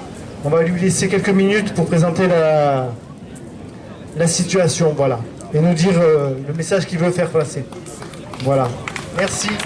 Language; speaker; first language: French; native; French